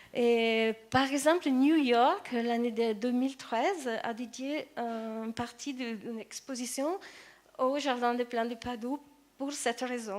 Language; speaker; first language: French; non-native, fluent; Italian